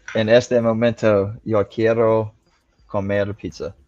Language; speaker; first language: Spanish; non-native, learner; English